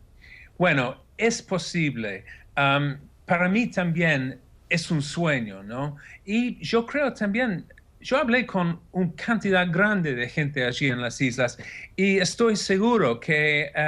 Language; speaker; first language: Spanish; non-native, fluent; English